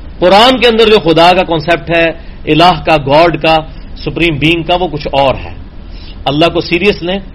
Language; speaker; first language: Urdu; non-native, local second language; Punjabi